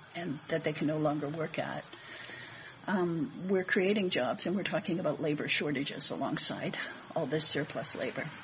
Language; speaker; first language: English; native; English